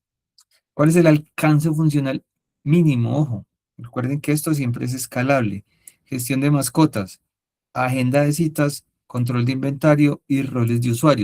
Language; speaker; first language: Spanish; native; Spanish